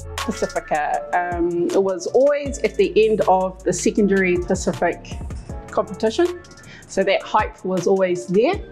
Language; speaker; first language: English; native; English